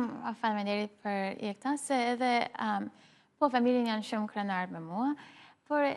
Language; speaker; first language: Albanian; early bilingual, heritage; Albanian